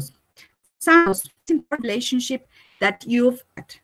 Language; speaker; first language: English; non-native, fluent; Spanish